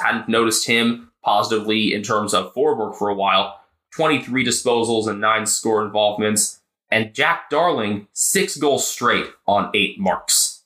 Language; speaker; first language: English; native; English